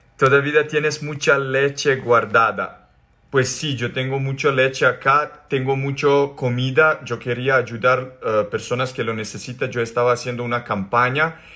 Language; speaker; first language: Spanish; non-native, learner; Serbian